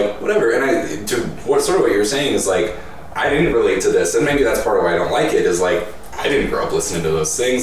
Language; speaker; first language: English; native; English